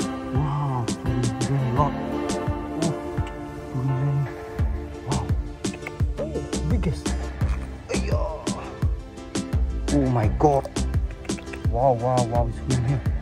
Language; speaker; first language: English; non-native, learner; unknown